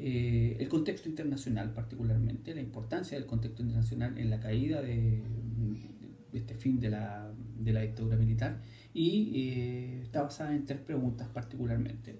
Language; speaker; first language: Spanish; native; Spanish